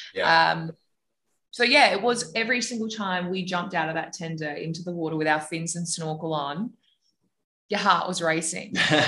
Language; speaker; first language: English; native; English